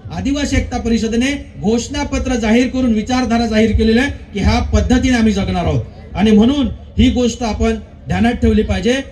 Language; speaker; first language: Marathi; native; Marathi